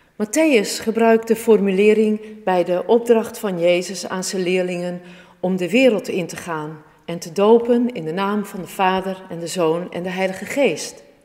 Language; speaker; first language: Dutch; native; Dutch